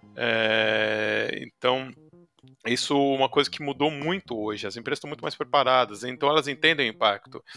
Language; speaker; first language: Portuguese; native; Portuguese